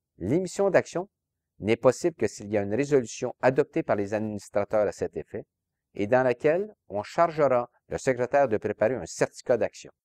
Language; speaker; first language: French; native; French